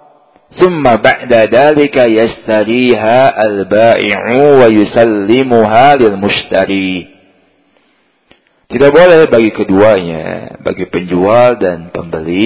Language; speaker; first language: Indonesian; native; Indonesian